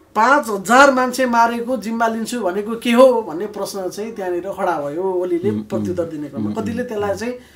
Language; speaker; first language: Nepali; native; Nepali